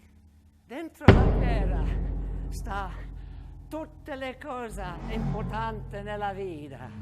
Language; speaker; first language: Italian; non-native, learner; English